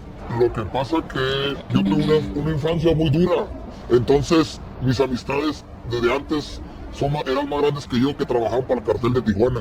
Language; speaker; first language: Spanish; native; Spanish